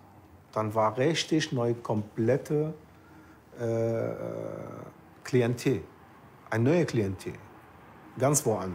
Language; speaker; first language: German; non-native, fluent; Arabic